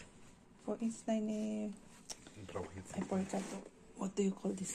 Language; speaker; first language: English; non-native, fluent; Filipino